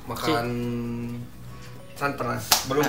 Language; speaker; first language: Indonesian; non-native, local second language; Sundanese